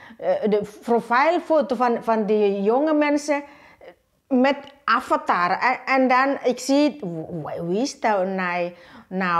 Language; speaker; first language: Dutch; non-native, learner; Indonesian